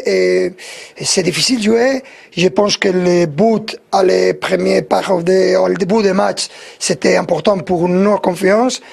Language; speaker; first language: French; non-native, learner; Spanish